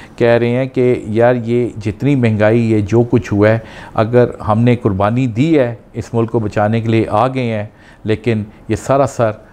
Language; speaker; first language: Urdu; non-native, local second language; Punjabi